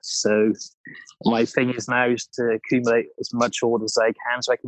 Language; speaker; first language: English; native; English